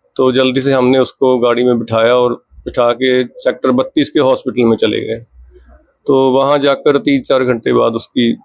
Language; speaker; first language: Hindi; native; Hindi